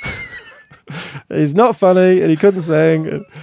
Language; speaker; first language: English; native; English